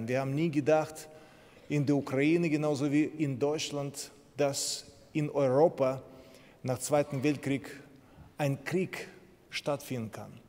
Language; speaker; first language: German; non-native, fluent; Ukrainian